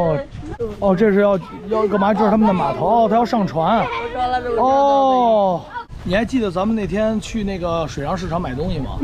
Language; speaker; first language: Chinese; native; Chinese